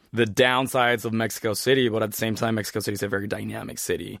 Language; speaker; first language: English; early bilingual, other home language; Spanish